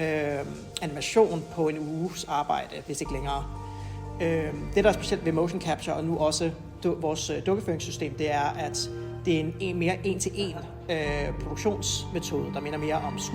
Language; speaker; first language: Danish; native; Danish